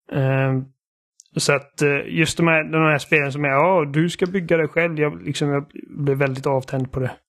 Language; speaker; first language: Swedish; native; Swedish